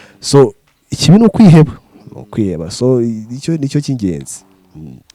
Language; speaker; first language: Kinyarwanda; early bilingual, other home language; Rundi